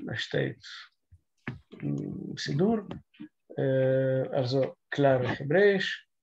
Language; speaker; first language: German; non-native, learner; Russian